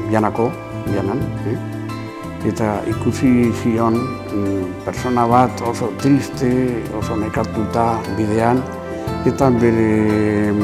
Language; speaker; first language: Basque; non-native, local second language; Spanish